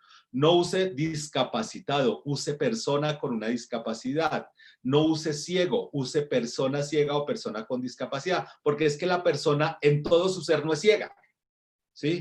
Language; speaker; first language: Spanish; native; Spanish